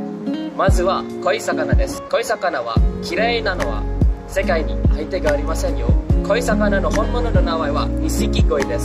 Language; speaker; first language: Japanese; non-native, learner; Indonesian